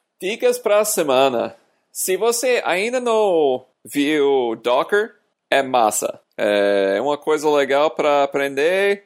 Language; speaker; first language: Portuguese; non-native, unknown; English